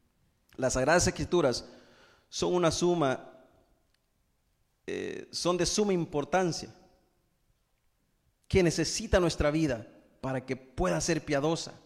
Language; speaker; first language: Spanish; native; Spanish